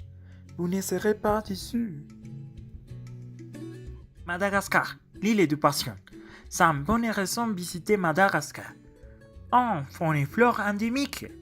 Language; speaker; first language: French; non-native, learner; Spanish